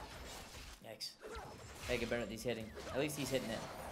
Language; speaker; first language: English; native; English